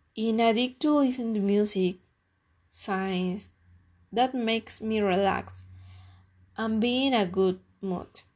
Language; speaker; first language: English; non-native, learner; Spanish